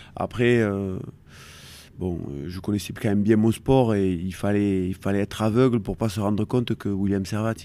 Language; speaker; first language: French; native; French